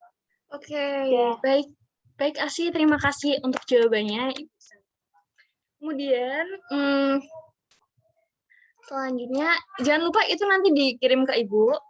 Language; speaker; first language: Indonesian; native; Indonesian